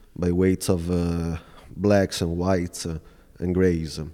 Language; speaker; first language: English; non-native, fluent; Italian